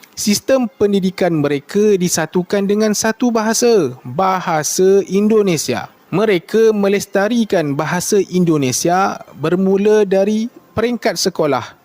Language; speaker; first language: Malay; native; Malay